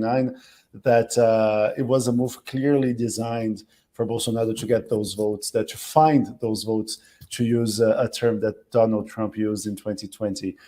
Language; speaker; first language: English; non-native, fluent; Portuguese